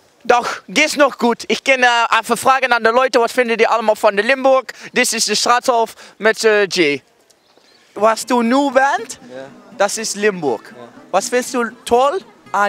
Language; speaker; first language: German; non-native, learner; Dutch